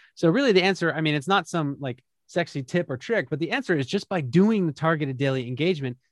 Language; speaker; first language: English; native; English